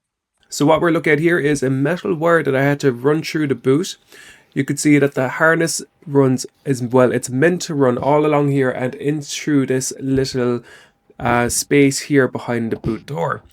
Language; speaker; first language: English; native; English